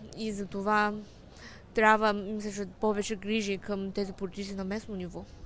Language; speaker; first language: Bulgarian; non-native, fluent; Chinese